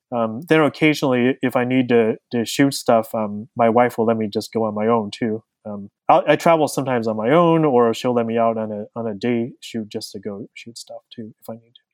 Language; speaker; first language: English; native; English